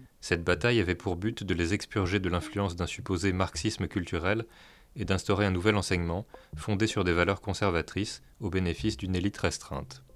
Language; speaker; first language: French; native; French